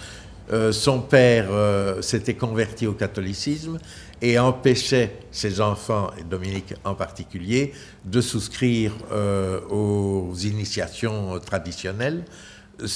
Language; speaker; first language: French; native; French